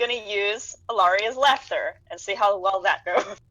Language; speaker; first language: English; native; English